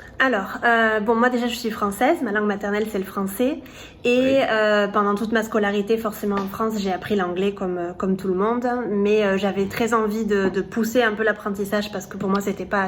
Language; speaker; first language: French; native; French